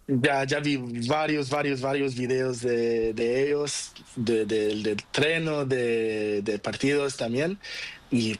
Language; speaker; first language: Spanish; non-native, fluent; Portuguese